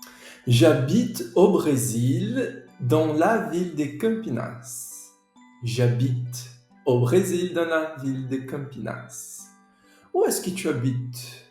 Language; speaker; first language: French; non-native, fluent; Portuguese